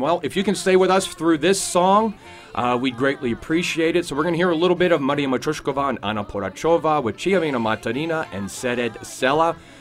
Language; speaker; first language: English; native; English